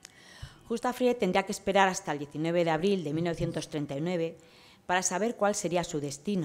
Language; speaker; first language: Spanish; native; Spanish